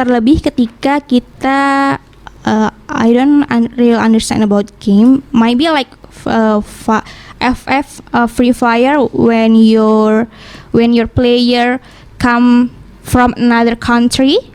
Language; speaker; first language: English; non-native, learner; Indonesian